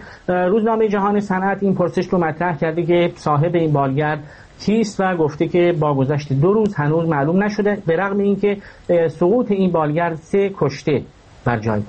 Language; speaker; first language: Persian; native; Persian